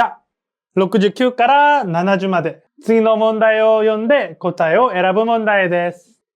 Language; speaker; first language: Japanese; non-native, fluent; Korean